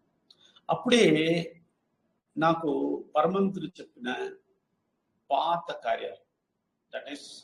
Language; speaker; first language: Telugu; non-native, learner; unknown